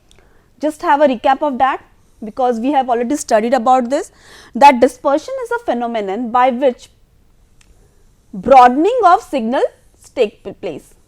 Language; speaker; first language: English; non-native, local second language; Hindi